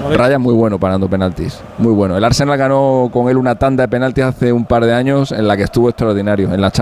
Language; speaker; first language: Spanish; native; Spanish